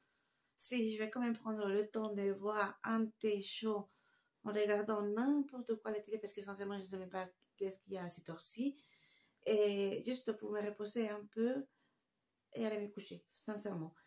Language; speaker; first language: French; non-native, fluent; Spanish